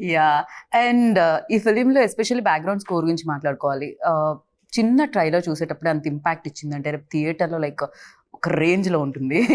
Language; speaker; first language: Telugu; native; Telugu